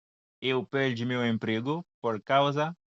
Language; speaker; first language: Portuguese; non-native, fluent; Haitian Creole